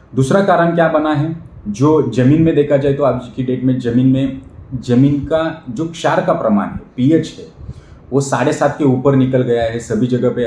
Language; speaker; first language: Hindi; non-native, local second language; Marathi